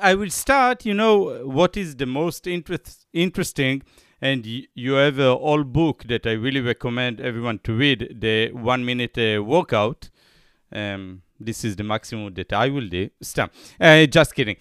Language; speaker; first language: English; non-native, fluent; Hebrew